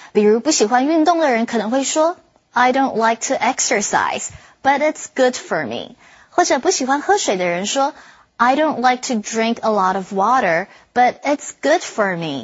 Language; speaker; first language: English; non-native, fluent; Chinese